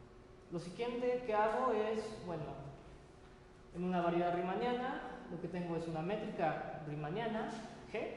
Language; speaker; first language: Spanish; native; Spanish